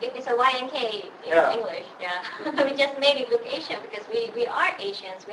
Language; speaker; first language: English; non-native, fluent; Swedish